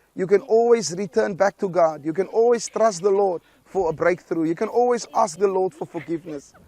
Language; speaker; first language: English; non-native, local second language; Afrikaans